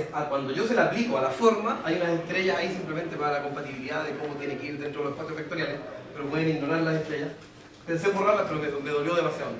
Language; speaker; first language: Spanish; native; Spanish